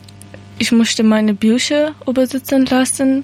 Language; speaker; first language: German; non-native, learner; Persian